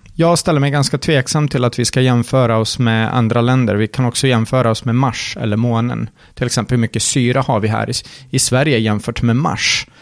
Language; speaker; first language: Swedish; early bilingual, other home language; Serbian